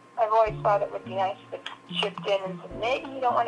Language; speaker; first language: English; native; English